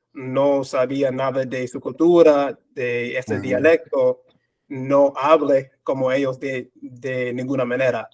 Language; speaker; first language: Spanish; non-native, fluent; English